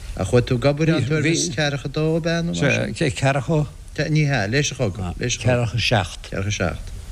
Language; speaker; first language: Irish; native; Irish